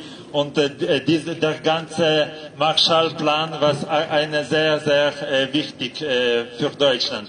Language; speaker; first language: German; non-native, fluent; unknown